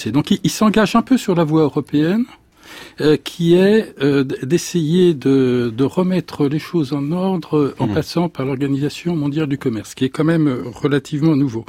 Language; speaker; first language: French; native; French